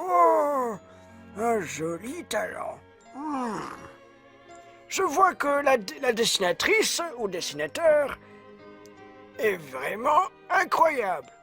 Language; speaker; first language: French; native; French